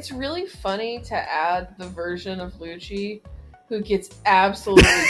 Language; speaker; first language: English; native; English